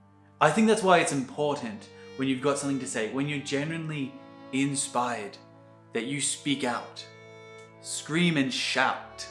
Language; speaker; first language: English; native; English